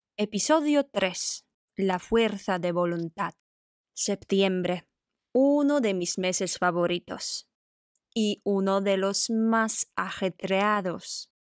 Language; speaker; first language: Spanish; non-native, fluent; Polish